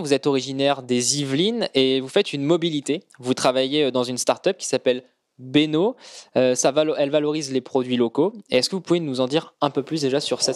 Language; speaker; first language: French; native; French